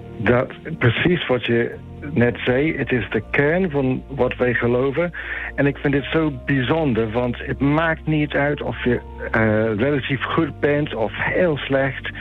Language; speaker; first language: Dutch; non-native, fluent; English